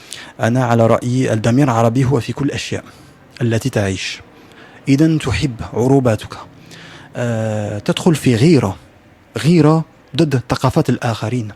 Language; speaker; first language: Arabic; non-native, learner; French